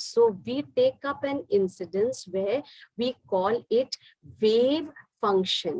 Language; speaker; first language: English; non-native, local second language; Hindi